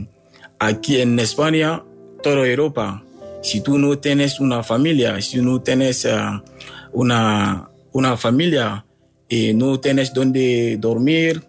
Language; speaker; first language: Spanish; non-native, learner; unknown